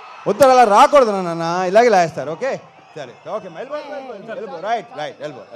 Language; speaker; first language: Telugu; native; Telugu